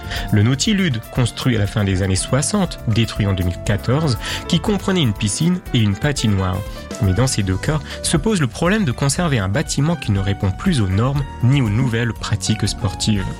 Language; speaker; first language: French; native; French